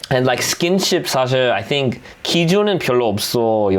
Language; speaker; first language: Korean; non-native, fluent; English